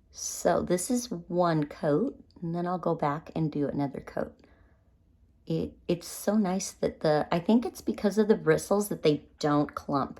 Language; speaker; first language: English; native; English